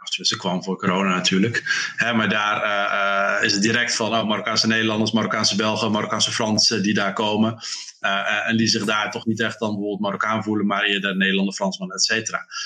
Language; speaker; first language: Dutch; native; Dutch